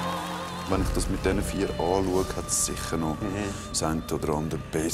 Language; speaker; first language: German; native; German